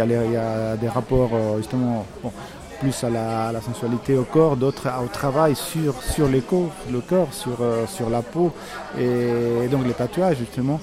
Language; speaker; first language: French; native; French